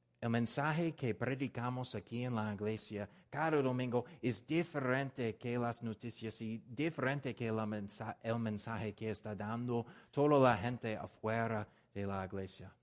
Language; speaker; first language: Spanish; non-native, learner; English